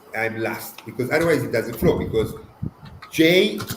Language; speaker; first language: English; non-native, fluent; Italian